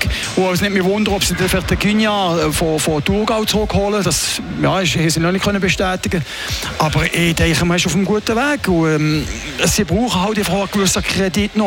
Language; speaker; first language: German; native; German